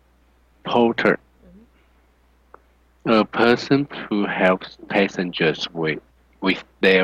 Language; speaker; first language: English; non-native, learner; Chinese